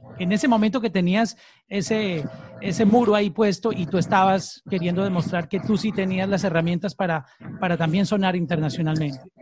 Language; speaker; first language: Spanish; native; Spanish